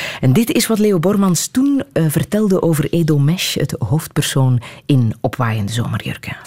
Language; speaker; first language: Dutch; native; Dutch